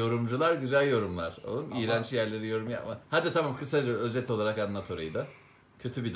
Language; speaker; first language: Turkish; native; Turkish